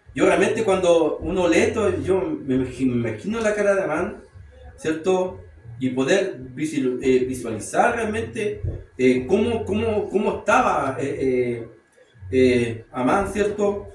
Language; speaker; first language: Spanish; native; Spanish